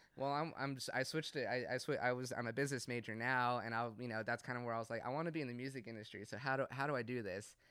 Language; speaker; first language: English; native; English